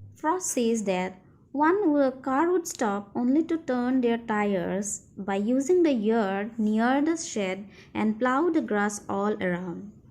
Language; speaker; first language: English; non-native, local second language; Assamese